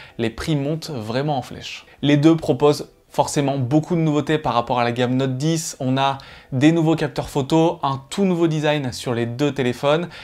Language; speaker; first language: French; native; French